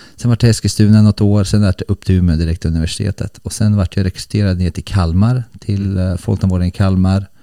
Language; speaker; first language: Swedish; early bilingual, other home language; Bosnian